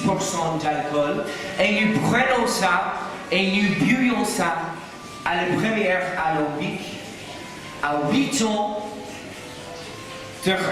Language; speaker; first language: French; non-native, learner; English